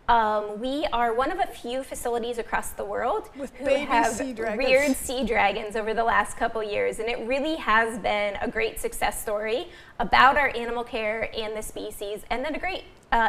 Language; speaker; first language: English; native; English